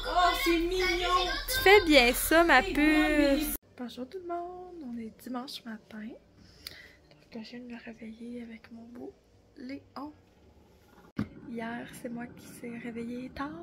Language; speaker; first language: French; native; French